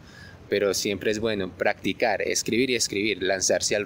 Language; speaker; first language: Spanish; native; Spanish